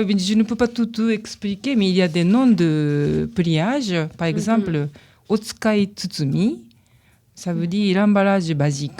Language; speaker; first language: French; non-native, learner; Japanese